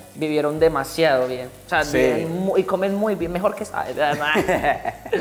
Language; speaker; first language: Spanish; native; Spanish